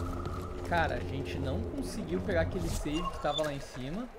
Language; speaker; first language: Portuguese; native; Portuguese